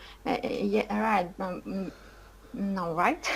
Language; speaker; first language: English; non-native, learner; Russian